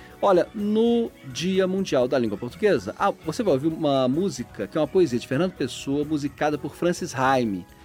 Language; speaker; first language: Portuguese; native; Portuguese